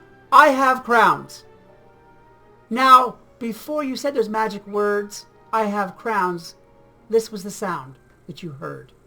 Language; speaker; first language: English; native; English